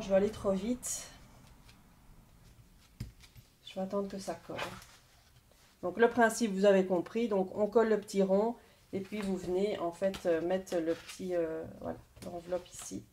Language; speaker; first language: French; native; French